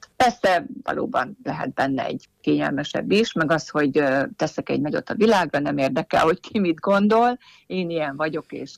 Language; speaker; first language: Hungarian; native; Hungarian